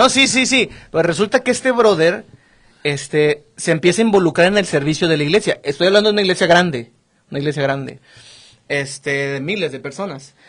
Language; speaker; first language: Spanish; native; Spanish